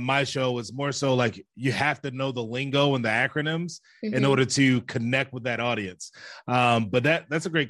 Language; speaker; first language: English; native; English